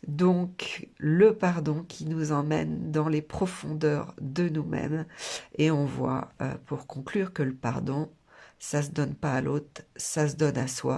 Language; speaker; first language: French; native; French